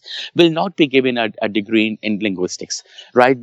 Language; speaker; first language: English; non-native, local second language; Urdu